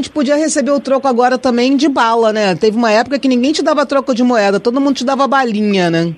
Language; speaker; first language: Portuguese; native; Portuguese